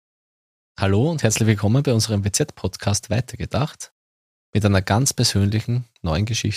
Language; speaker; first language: German; native; German